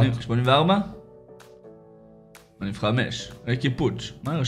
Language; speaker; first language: Hebrew; native; Hebrew